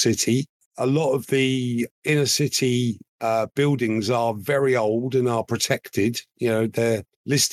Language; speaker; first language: English; native; English